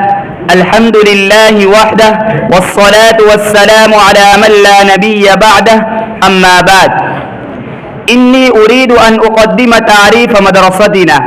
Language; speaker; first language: Arabic; non-native, learner; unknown